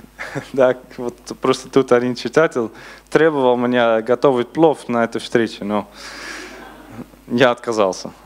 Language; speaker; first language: Russian; non-native, learner; Dutch